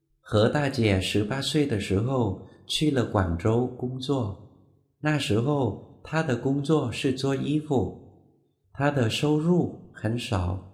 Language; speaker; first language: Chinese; non-native, fluent; Vietnamese